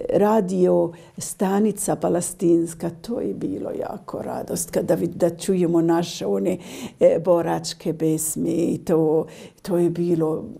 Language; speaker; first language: Croatian; non-native, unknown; Arabic